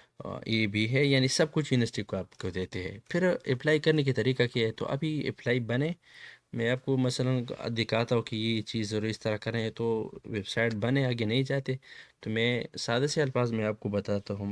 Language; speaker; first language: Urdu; non-native, local second language; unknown